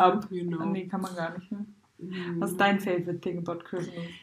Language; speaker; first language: German; native; German